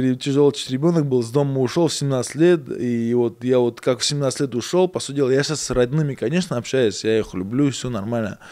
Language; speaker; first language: Russian; native; Russian